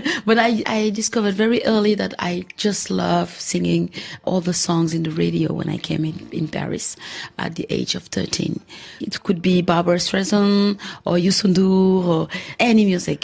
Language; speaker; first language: English; non-native, fluent; Wolof